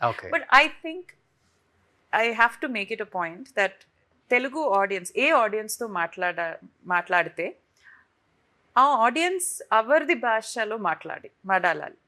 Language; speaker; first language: Telugu; non-native, fluent; Tamil